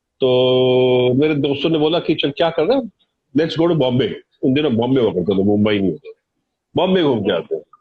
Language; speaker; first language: Hindi; native; Hindi